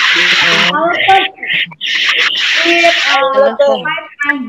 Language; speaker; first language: English; non-native, fluent; Indonesian